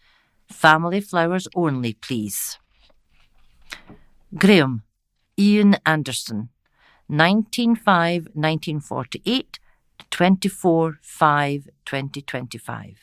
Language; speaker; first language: English; native; English